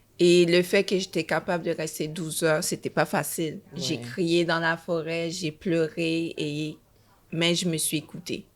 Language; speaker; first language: French; early bilingual, other home language; Haitian Creole